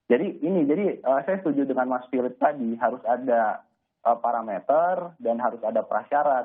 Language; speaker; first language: Indonesian; native; Indonesian